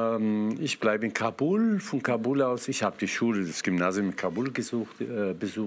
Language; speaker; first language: German; non-native, fluent; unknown